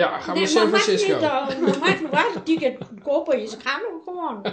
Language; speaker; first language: Dutch; non-native, learner; Nepali